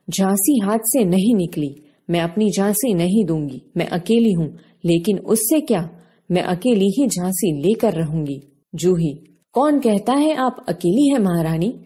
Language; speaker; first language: Hindi; non-native, local second language; Gujarati